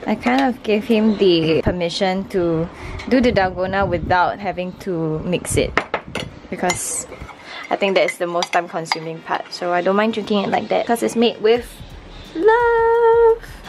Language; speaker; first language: English; native; English